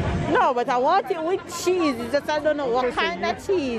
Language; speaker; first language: English; native; English